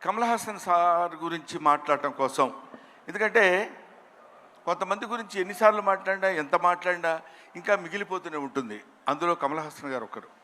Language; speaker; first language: Telugu; native; Telugu